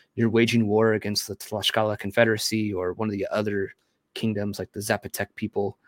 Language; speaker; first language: English; native; English